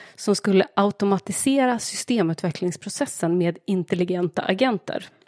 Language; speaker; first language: Swedish; native; Swedish